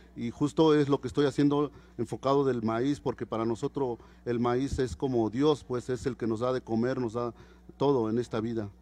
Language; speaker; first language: Spanish; non-native, local second language; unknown